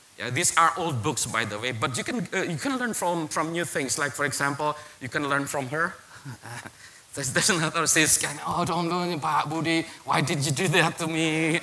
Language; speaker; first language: English; non-native, fluent; Indonesian